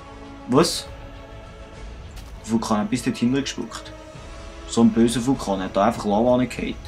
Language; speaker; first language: German; native; German